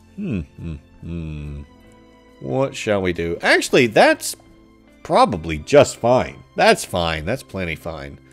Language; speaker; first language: English; native; English